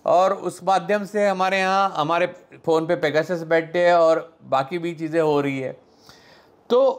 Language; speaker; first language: Hindi; non-native, local second language; Marathi